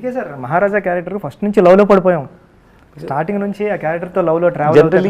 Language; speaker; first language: Telugu; native; Telugu